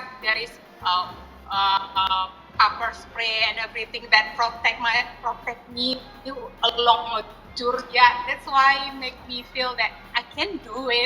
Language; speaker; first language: English; non-native, learner; Indonesian